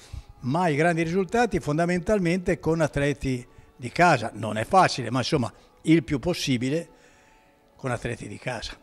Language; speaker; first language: Italian; native; Italian